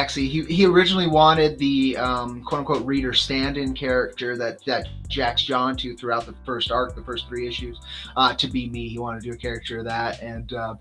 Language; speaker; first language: English; native; English